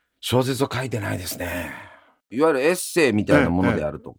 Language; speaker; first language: Japanese; native; Japanese